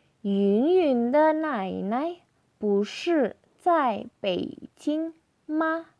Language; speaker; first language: Chinese; non-native, fluent; Indonesian